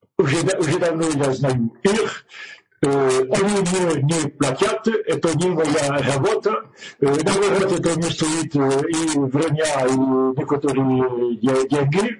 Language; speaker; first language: Russian; non-native, learner; French